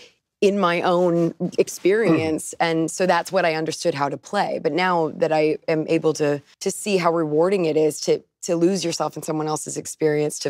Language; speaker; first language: English; native; English